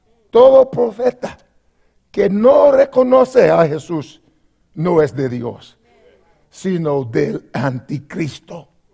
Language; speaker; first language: Spanish; non-native, learner; English